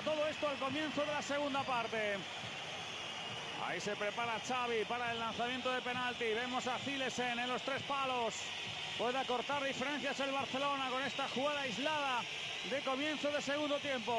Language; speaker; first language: Spanish; native; Spanish